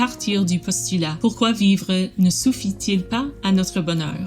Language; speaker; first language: French; non-native, learner; English